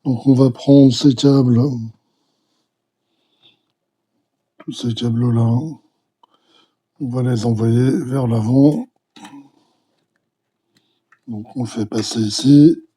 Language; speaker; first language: French; native; French